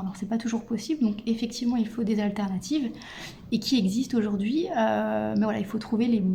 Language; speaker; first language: French; native; French